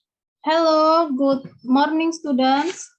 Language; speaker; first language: English; non-native, learner; Indonesian